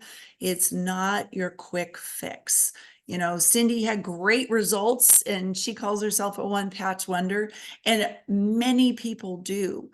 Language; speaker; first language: English; native; English